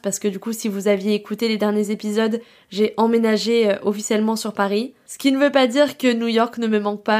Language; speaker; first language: French; native; French